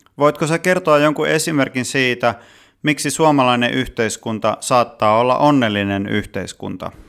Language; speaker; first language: Finnish; native; Finnish